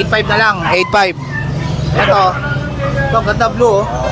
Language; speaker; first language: Filipino; native; Filipino